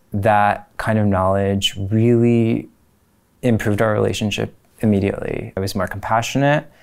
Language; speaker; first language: English; native; English